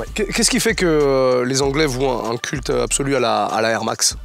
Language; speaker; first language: French; native; French